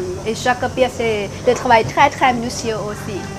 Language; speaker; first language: French; non-native, learner; Thai